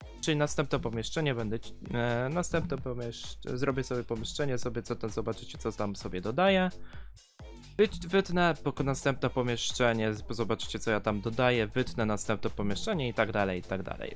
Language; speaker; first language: Polish; native; Polish